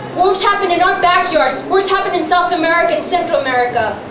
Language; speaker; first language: English; native; English